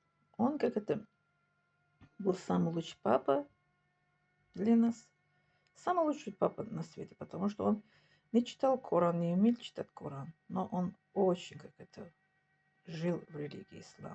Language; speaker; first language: Russian; non-native, local second language; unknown